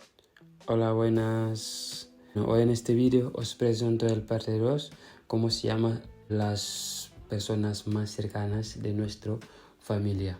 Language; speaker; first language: Spanish; non-native, fluent; Fula